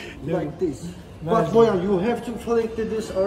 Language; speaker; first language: English; non-native, learner; Turkish